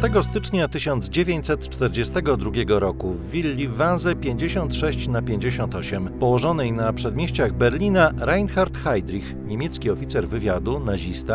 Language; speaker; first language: Polish; native; Polish